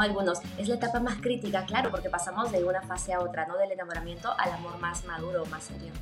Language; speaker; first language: Spanish; native; Spanish